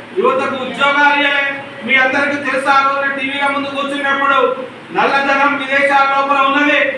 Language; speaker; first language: Telugu; native; Telugu